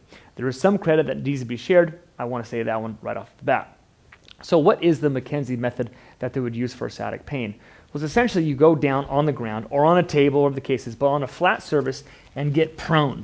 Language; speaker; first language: English; native; English